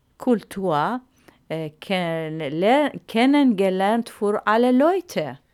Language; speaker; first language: German; non-native, learner; Arabic